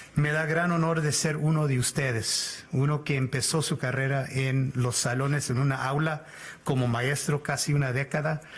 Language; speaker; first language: Spanish; early bilingual, heritage; Spanish